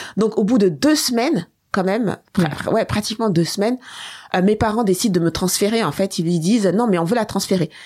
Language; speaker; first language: French; native; French